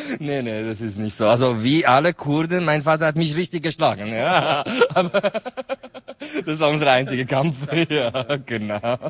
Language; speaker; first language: German; non-native, fluent; Kurdish